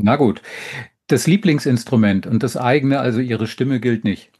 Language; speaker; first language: German; native; German